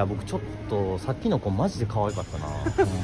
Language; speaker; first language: Japanese; native; Japanese